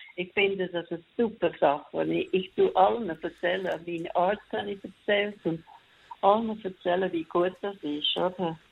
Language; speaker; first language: German; non-native, fluent; English